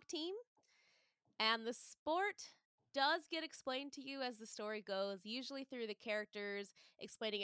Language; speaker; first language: English; native; English